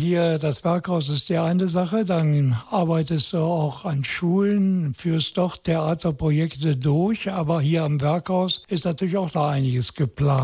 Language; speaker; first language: German; native; German